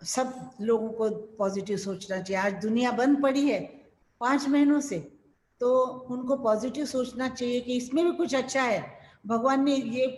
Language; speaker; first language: Hindi; non-native, local second language; Marathi